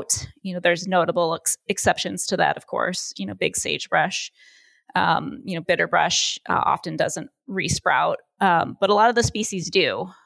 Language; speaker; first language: English; native; English